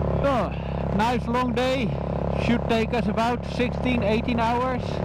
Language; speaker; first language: English; non-native, fluent; Dutch